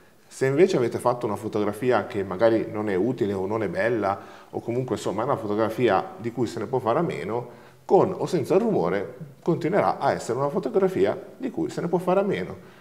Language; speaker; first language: Italian; native; Italian